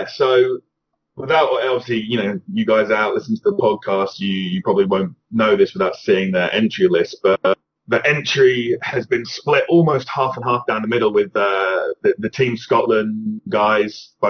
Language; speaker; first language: English; native; English